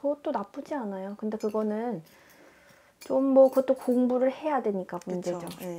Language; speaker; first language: Korean; native; Korean